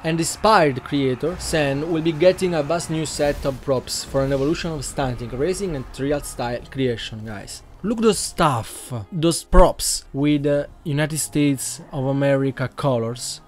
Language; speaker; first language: English; non-native, learner; Italian